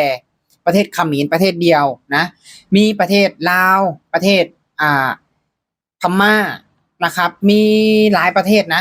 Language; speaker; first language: Thai; non-native, local second language; Lao